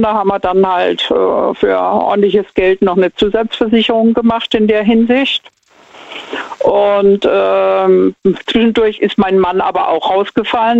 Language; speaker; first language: German; native; German